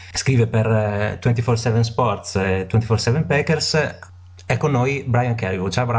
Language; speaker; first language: Italian; native; Italian